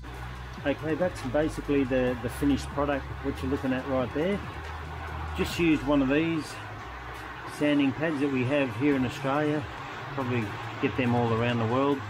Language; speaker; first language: English; native; English